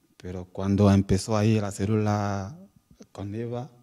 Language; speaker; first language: Spanish; non-native, learner; French